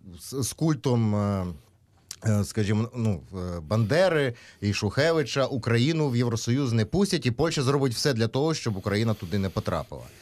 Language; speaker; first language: Ukrainian; native; Ukrainian